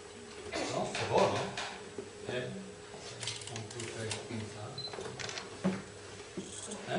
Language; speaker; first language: French; non-native, fluent; Turkish